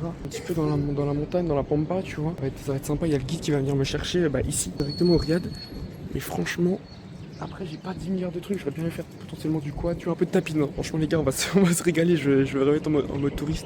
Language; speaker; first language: French; native; French